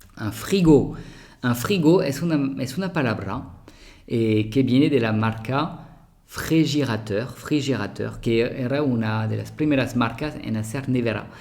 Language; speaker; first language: Spanish; non-native, fluent; French